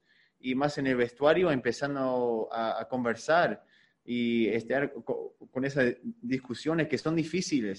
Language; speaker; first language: Spanish; early bilingual, heritage; Spanish